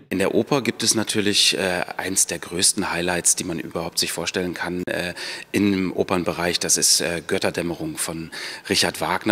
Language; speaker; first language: German; native; German